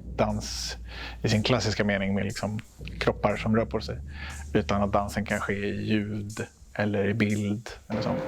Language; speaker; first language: Swedish; native; Swedish